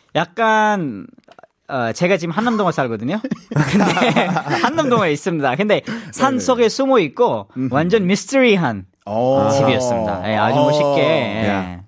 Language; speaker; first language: Korean; non-native, fluent; Urdu